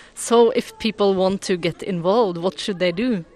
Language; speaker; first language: English; non-native, fluent; Norwegian